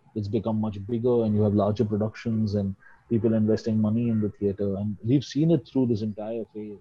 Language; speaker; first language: English; non-native, local second language; Hindi